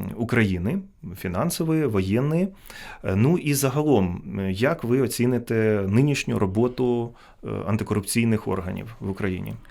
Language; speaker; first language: Ukrainian; native; Ukrainian